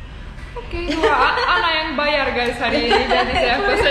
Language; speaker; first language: Indonesian; non-native, fluent; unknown